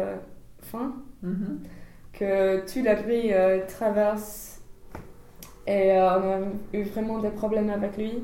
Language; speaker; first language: French; non-native, learner; English